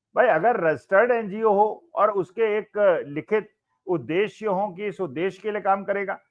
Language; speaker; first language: Hindi; native; Hindi